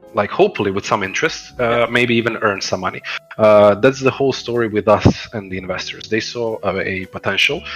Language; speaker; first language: English; non-native, fluent; Croatian